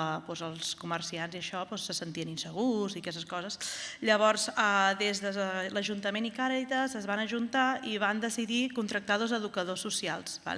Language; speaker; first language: Catalan; native; Catalan